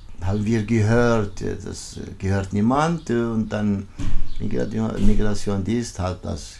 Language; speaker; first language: German; non-native, learner; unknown